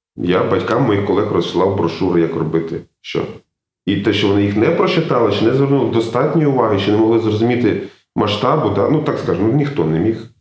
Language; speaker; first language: Ukrainian; native; Ukrainian